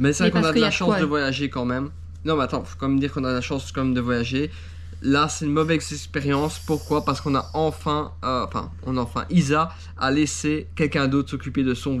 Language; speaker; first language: French; native; French